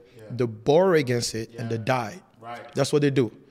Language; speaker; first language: English; non-native, fluent; French